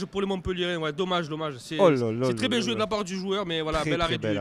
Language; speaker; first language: French; native; French